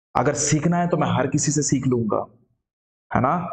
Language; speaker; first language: Hindi; non-native, local second language; Marathi